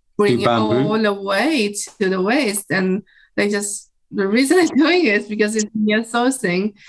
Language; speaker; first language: English; non-native, fluent; Chinese